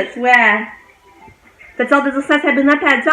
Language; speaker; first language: French; native; French